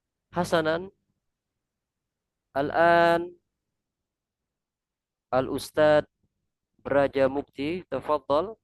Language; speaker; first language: Arabic; non-native, fluent; Indonesian